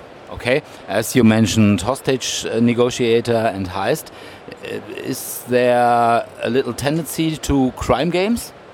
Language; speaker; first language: English; non-native, fluent; German